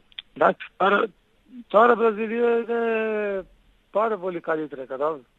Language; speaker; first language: Greek; non-native, learner; Portuguese